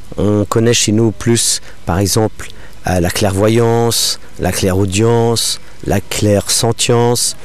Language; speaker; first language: French; non-native, local second language; English